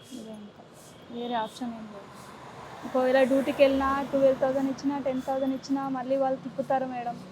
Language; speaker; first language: Telugu; native; Telugu